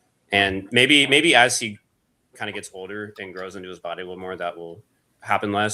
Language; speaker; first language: English; native; English